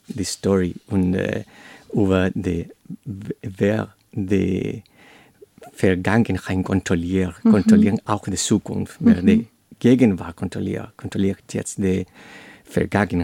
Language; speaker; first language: German; non-native, learner; Spanish